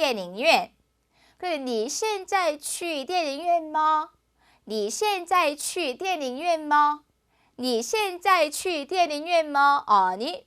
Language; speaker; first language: Chinese; non-native, fluent; Korean